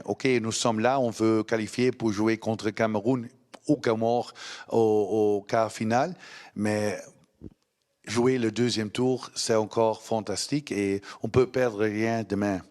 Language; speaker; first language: French; non-native, learner; Dutch